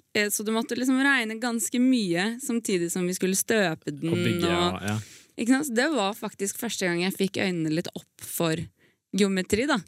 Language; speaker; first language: Norwegian; native; Norwegian